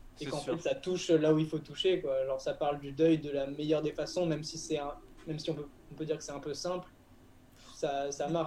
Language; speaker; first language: French; native; French